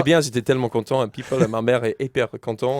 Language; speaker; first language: French; non-native, fluent; English